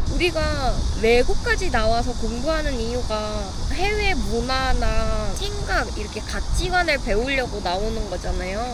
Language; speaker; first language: Korean; non-native, fluent; Uzbek